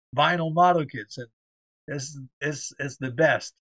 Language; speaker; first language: English; early bilingual, other home language; Spanish